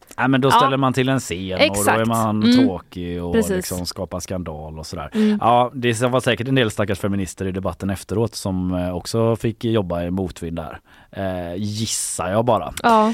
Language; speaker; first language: Swedish; native; Swedish